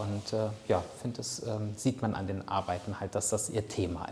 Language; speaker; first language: German; native; German